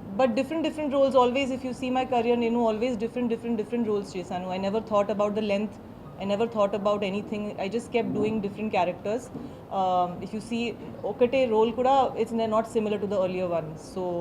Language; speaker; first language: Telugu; non-native, learner; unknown